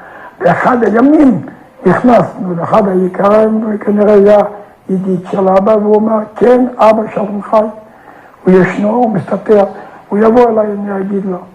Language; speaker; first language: Hebrew; non-native, fluent; Yiddish